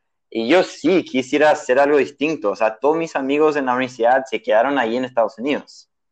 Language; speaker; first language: Spanish; non-native, fluent; English